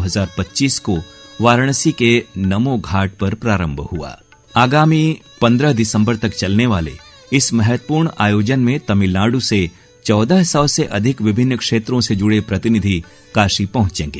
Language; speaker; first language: Hindi; native; Hindi